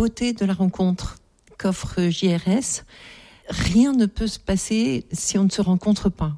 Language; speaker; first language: French; native; French